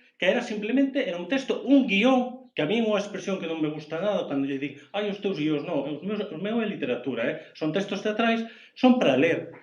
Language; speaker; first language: Galician; native; Galician